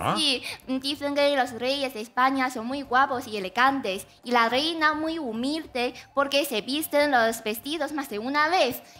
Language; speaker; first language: Spanish; non-native, fluent; Chinese